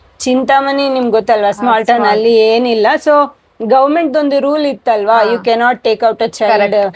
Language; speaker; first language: Kannada; non-native, local second language; Telugu